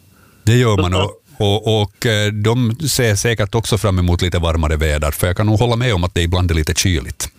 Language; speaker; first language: Swedish; native; Swedish